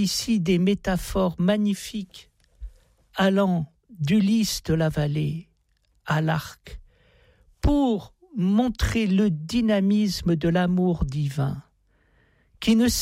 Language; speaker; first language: French; native; French